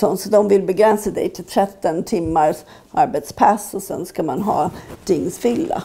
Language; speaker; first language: Swedish; non-native, fluent; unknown